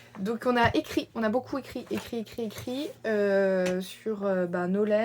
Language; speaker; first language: French; native; French